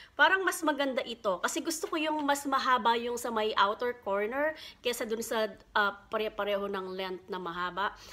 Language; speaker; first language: Filipino; non-native, local second language; Pampanga